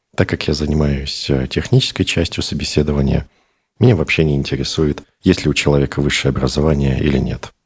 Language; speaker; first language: Russian; native; Russian